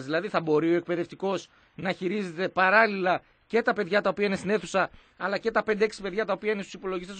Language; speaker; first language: Greek; native; Greek